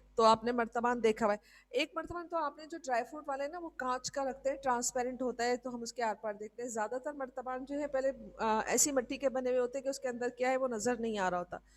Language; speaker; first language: Urdu; native; Urdu